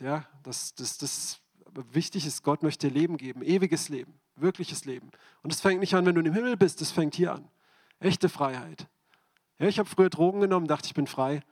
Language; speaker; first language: German; native; German